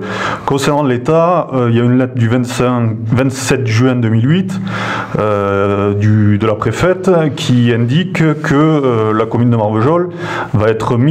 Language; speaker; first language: French; native; French